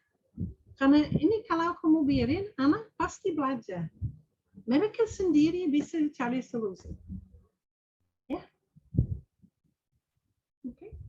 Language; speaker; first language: Indonesian; non-native, fluent; English